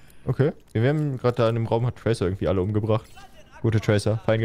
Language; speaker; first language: German; native; German